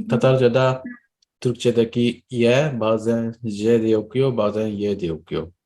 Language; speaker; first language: Turkish; non-native, fluent; Japanese